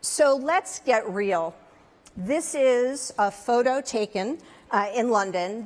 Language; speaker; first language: English; native; English